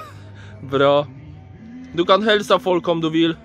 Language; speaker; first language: Swedish; non-native, fluent; Polish